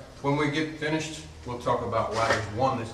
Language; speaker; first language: English; native; English